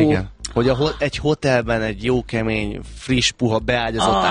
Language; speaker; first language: Hungarian; native; Hungarian